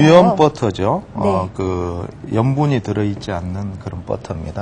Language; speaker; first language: Korean; native; Korean